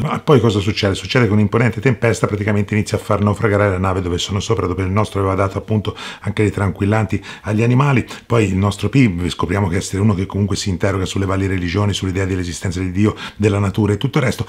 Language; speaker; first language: Italian; native; Italian